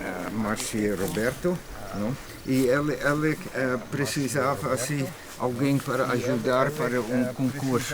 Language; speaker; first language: Portuguese; non-native, fluent; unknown